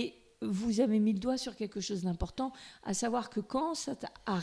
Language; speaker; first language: French; native; French